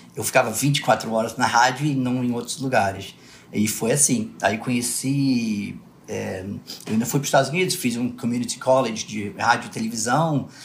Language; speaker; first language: Portuguese; early bilingual, other home language; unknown